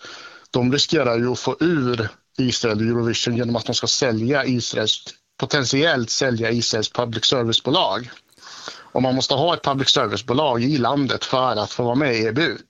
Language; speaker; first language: Swedish; native; Swedish